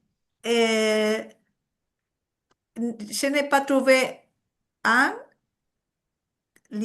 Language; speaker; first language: French; non-native, learner; Spanish